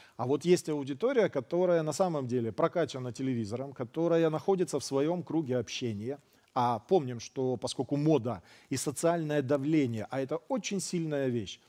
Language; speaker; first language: Russian; native; Russian